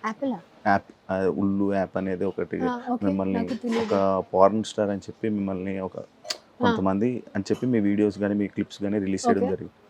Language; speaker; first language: Telugu; native; Telugu